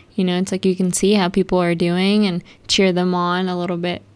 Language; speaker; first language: English; early bilingual, other home language; Spanish